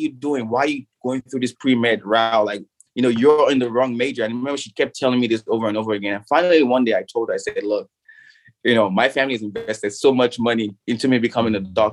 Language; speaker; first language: English; non-native, local second language; Yoruba